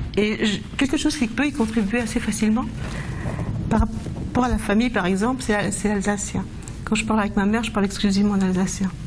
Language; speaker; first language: French; non-native, local second language; Swiss German